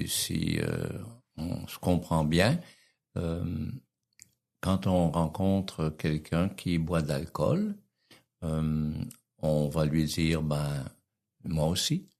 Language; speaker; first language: French; native; French